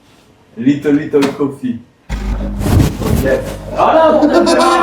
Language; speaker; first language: English; non-native, learner; Italian